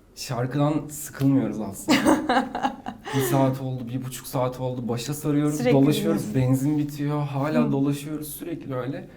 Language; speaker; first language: Turkish; native; Turkish